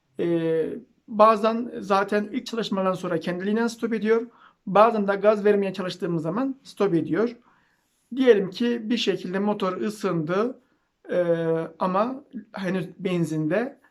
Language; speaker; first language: Turkish; native; Turkish